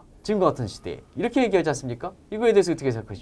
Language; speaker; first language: Korean; native; Korean